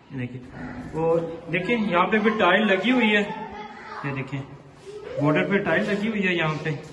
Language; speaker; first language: Urdu; non-native, local second language; Punjabi